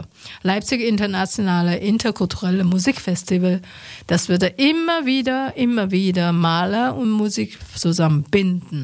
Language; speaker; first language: German; non-native, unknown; Chinese